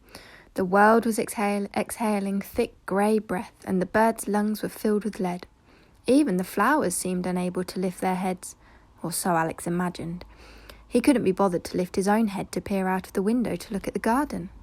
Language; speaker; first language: English; native; English